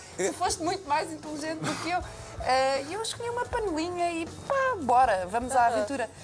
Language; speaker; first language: Portuguese; native; Portuguese